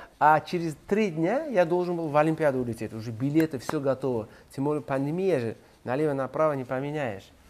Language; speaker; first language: Russian; non-native, local second language; Uzbek